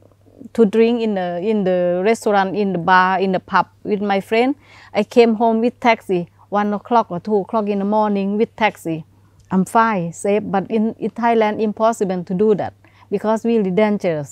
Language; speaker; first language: English; non-native, learner; Thai